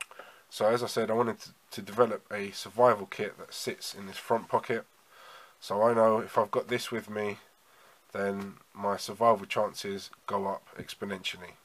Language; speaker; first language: English; native; English